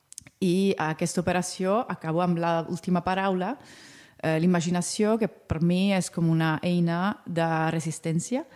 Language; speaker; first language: Catalan; non-native, fluent; Italian